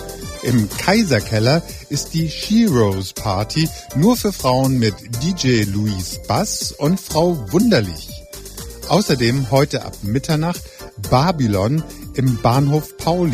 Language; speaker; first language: German; native; German